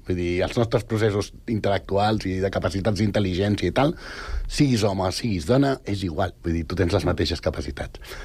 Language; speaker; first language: Catalan; non-native, local second language; Spanish